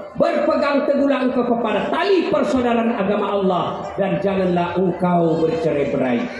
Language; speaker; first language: Indonesian; non-native, local second language; Buginese